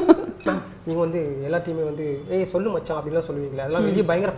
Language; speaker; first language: Tamil; native; Tamil